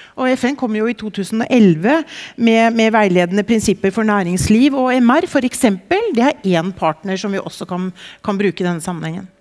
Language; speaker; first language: Norwegian; native; Norwegian